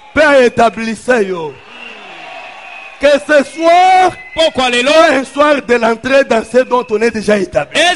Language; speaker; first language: French; non-native, local second language; Lingala